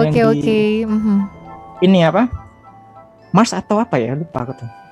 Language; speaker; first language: Indonesian; native; Indonesian